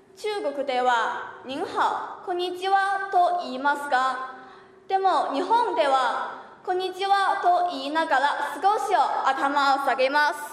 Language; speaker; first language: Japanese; non-native, learner; Chinese